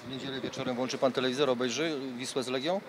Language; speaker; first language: Polish; native; Polish